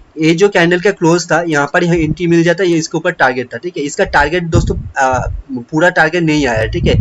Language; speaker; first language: Hindi; non-native, local second language; Bangla